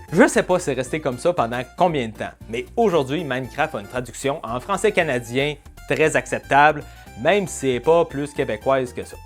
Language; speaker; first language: French; native; French